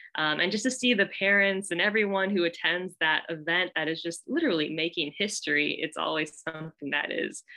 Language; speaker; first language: English; native; English